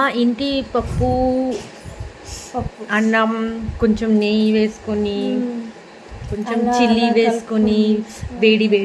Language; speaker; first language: Telugu; non-native, fluent; Bangla